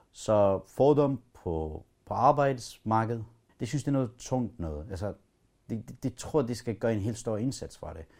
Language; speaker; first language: Danish; early bilingual, other home language; Kurdish